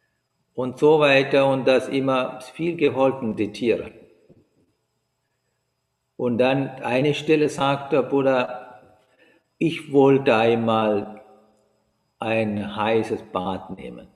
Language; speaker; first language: German; non-native, learner; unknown